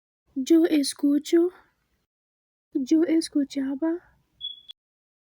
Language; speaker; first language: Spanish; non-native, fluent; Haitian Creole